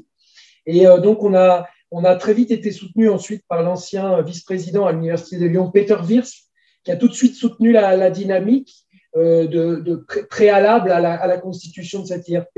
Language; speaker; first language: French; native; French